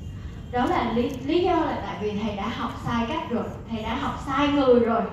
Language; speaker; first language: Vietnamese; native; Vietnamese